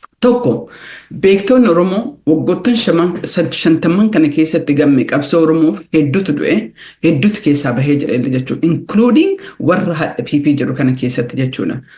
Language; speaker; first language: Oromo; early bilingual, heritage; Oromo